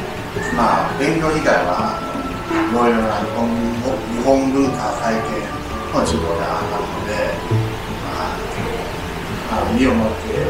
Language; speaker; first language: Japanese; non-native, learner; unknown